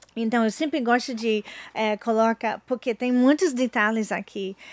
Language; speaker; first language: Portuguese; non-native, learner; English